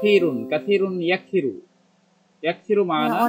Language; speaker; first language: Arabic; non-native, learner; Bangla